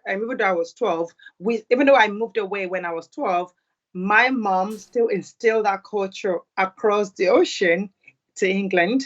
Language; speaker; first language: English; non-native, local second language; Yoruba